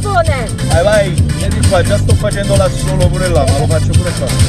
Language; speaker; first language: Italian; native; Italian